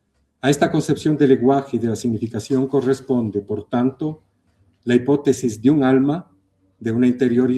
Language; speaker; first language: Spanish; native; Spanish